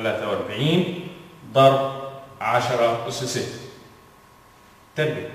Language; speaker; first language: Arabic; native; Arabic